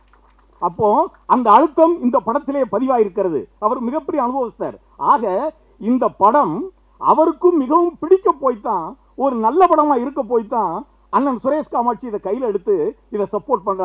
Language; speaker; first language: Tamil; native; Tamil